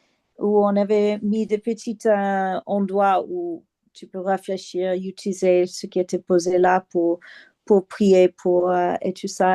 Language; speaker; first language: French; non-native, fluent; English